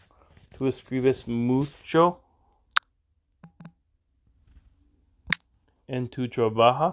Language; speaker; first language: Spanish; non-native, learner; English